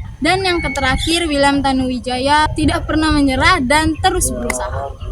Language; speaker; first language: Indonesian; native; Indonesian